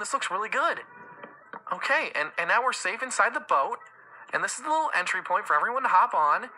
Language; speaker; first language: English; native; English